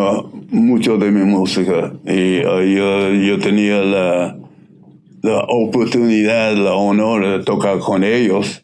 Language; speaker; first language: Spanish; non-native, learner; English